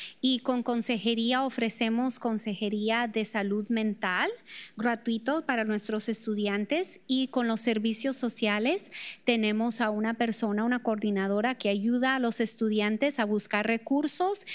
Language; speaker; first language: Spanish; non-native, fluent; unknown